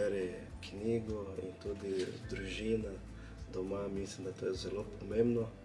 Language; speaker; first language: Slovenian; non-native, fluent; Portuguese